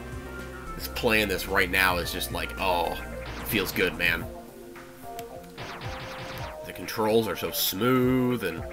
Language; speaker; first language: English; native; English